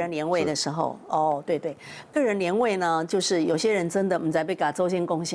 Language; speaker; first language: Chinese; native; Chinese